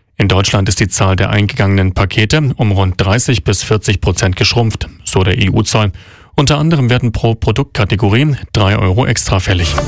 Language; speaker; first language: German; native; German